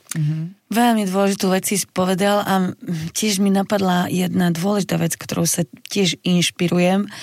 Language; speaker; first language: Slovak; non-native, local second language; Hungarian